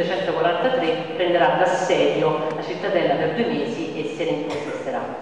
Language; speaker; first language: Italian; native; Italian